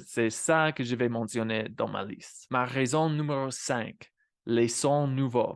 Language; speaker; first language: French; non-native, fluent; English